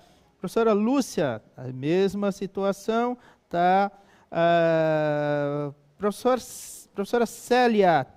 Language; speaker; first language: Portuguese; native; Portuguese